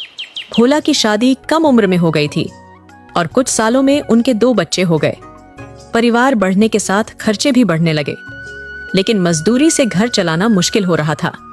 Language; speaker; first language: Hindi; native; Hindi